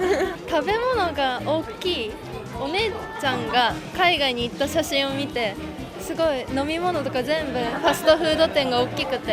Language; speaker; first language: Japanese; native; Japanese